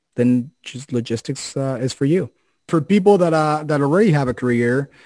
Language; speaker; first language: English; non-native, fluent; Spanish